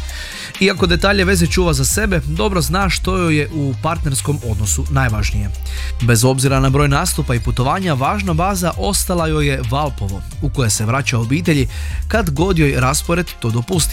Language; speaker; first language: Croatian; native; Croatian